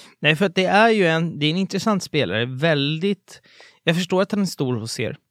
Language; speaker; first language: Swedish; native; Swedish